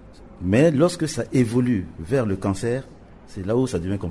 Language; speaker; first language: French; non-native, local second language; Sango